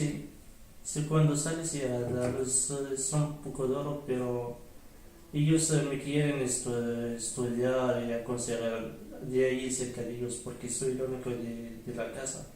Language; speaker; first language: Spanish; non-native, learner; Arabic